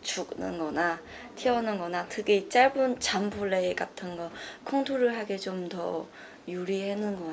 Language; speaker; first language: Korean; non-native, learner; Chinese